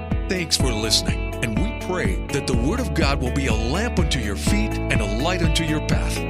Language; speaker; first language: English; native; English